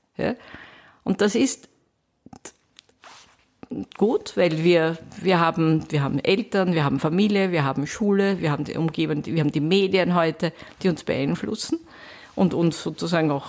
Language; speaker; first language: German; native; German